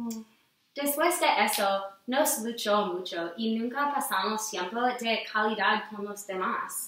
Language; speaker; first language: Spanish; non-native, learner; English